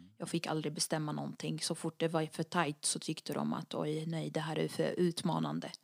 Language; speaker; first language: Swedish; early bilingual, other home language; Arabic